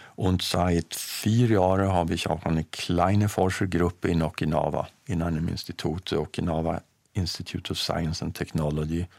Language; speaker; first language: German; non-native, fluent; Swedish